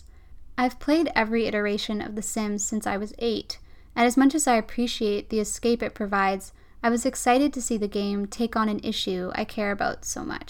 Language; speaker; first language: English; native; English